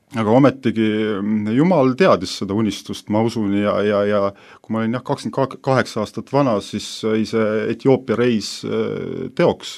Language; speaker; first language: Estonian; native; Estonian